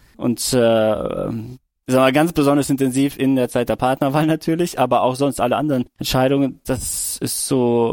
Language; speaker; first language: German; early bilingual, other home language; Russian